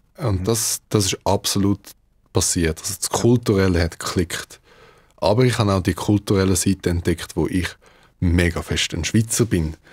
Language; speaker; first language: German; early bilingual, other home language; Dutch